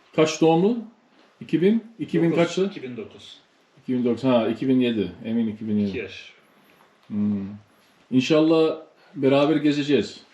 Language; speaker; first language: Turkish; native; Turkish